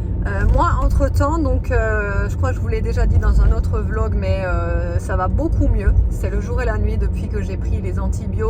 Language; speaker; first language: French; native; French